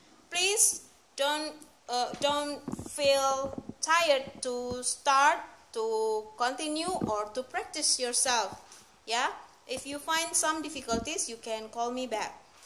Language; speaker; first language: English; non-native, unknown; Indonesian